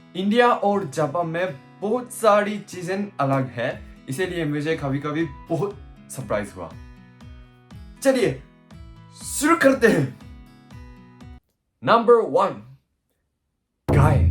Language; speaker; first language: Hindi; non-native, learner; Japanese